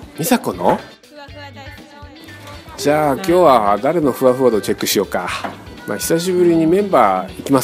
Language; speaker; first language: Japanese; native; Japanese